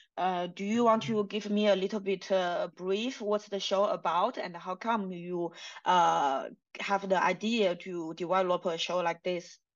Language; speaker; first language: English; non-native, fluent; Chinese